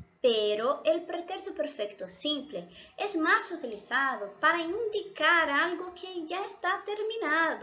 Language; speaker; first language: Spanish; non-native, fluent; Portuguese